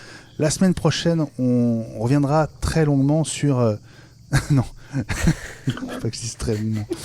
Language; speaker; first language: French; native; French